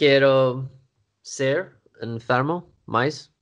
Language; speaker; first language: Portuguese; non-native, learner; Swedish